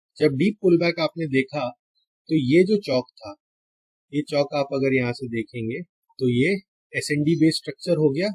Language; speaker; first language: Hindi; native; Hindi